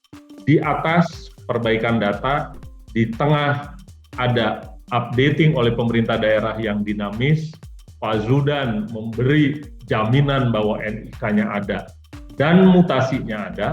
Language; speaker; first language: Indonesian; native; Indonesian